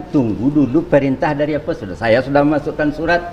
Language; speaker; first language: Indonesian; non-native, local second language; Minangkabau